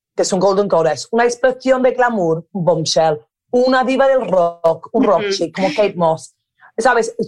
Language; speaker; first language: Spanish; early bilingual, other home language; English